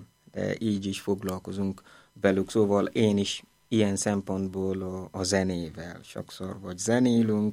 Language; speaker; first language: Hungarian; non-native, fluent; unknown